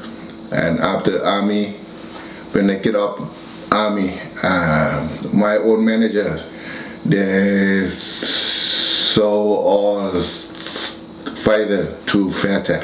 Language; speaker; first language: English; non-native, learner; Thai